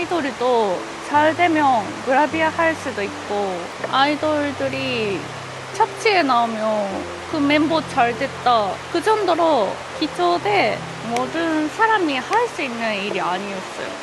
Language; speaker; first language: Korean; non-native, fluent; Japanese